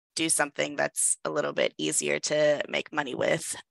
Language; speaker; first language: English; native; English